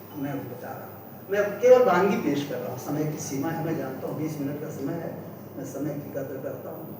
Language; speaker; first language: Hindi; native; Hindi